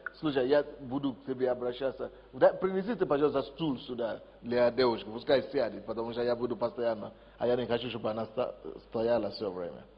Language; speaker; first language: Russian; non-native, fluent; Yoruba